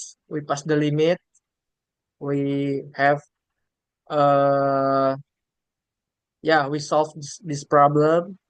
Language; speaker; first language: English; non-native, learner; Indonesian